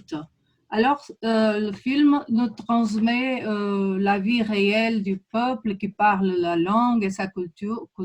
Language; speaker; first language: French; non-native, fluent; Portuguese